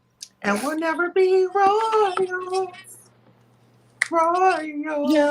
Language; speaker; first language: English; native; English